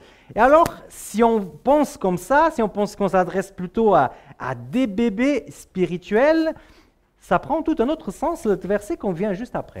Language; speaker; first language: French; native; French